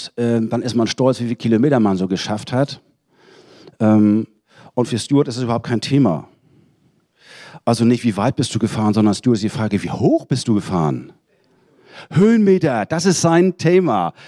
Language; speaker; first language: German; native; German